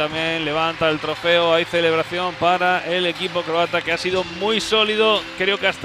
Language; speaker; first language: Spanish; native; Spanish